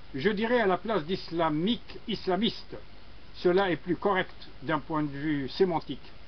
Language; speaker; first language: French; non-native, local second language; Arabic